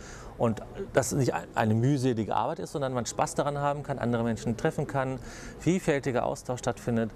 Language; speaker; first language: German; native; German